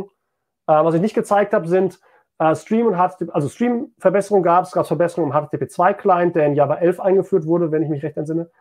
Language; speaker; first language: German; native; German